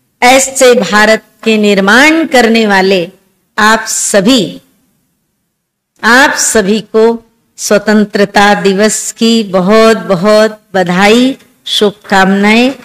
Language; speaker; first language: Hindi; native; Hindi